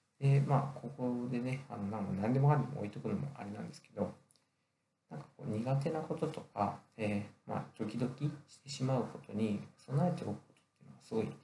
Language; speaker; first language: Japanese; native; Japanese